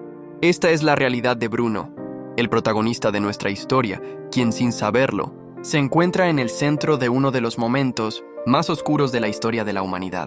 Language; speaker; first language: Spanish; native; Spanish